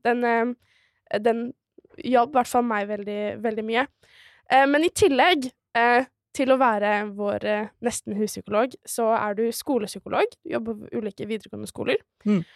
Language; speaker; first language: Norwegian; native; Norwegian